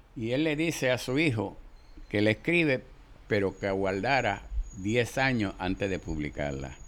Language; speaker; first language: Spanish; native; Spanish